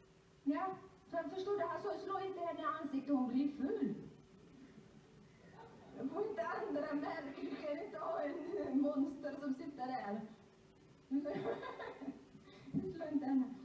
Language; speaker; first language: Swedish; non-native, fluent; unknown